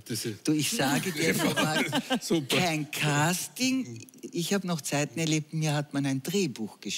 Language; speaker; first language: German; native; German